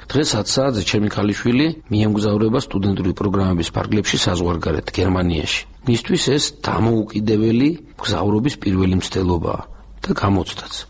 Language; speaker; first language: Georgian; native; Georgian